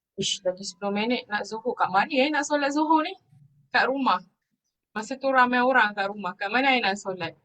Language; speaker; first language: Malay; non-native, local second language; Tamil